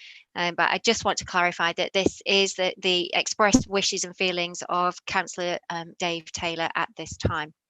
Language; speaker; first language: English; native; English